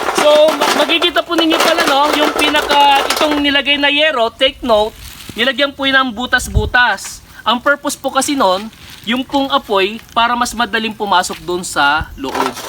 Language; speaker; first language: Filipino; non-native, local second language; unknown